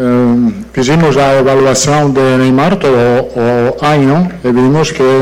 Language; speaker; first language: Portuguese; non-native, fluent; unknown